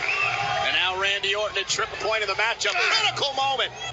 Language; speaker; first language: English; native; English